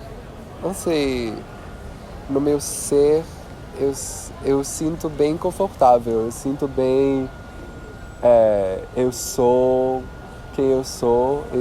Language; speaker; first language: Portuguese; non-native, fluent; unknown